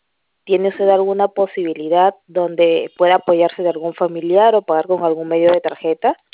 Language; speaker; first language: Spanish; native; Spanish